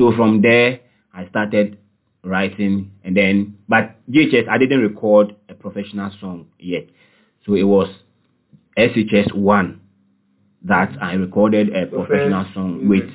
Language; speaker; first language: English; non-native, local second language; Akan